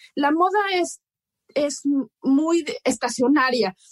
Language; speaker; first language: Spanish; native; Spanish